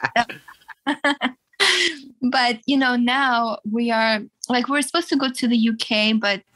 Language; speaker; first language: English; early bilingual, other home language; Russian